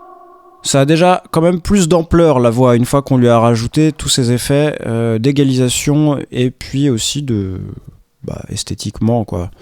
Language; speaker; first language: French; native; French